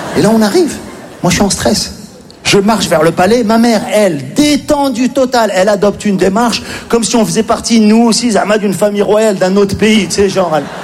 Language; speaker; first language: French; native; French